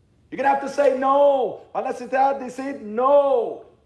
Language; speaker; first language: English; native; English